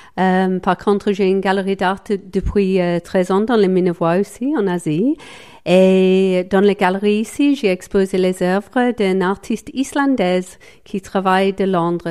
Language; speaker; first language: French; non-native, fluent; English